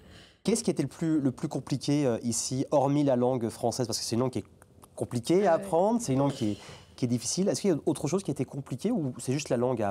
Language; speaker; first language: French; native; French